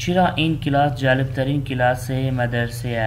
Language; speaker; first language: Persian; non-native, fluent; Urdu